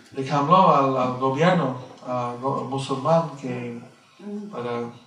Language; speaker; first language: Spanish; non-native, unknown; English